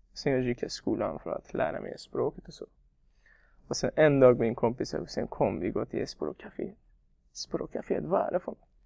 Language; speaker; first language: Swedish; non-native, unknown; Persian